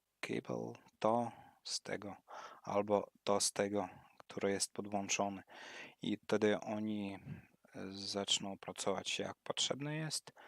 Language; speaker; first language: Polish; non-native, learner; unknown